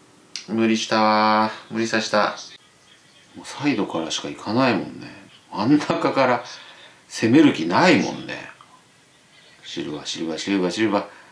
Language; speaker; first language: Japanese; native; Japanese